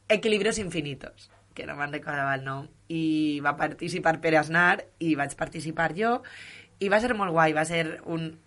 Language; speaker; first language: Catalan; native; Catalan